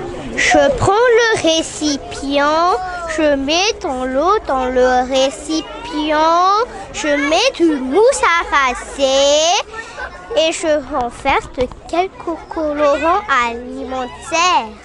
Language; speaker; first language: French; non-native, learner; Malagasy